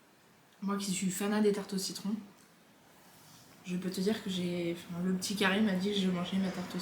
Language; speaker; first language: French; native; French